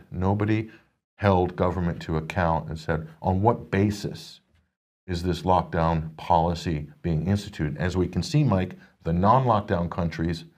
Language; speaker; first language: English; native; English